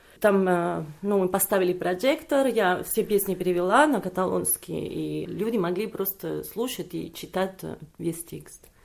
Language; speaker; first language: Russian; non-native, fluent; Catalan